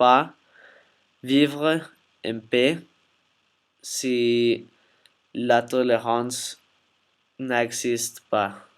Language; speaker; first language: French; non-native, learner; Spanish